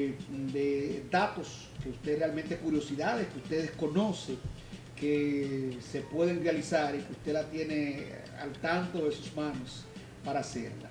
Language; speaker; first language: Spanish; native; Spanish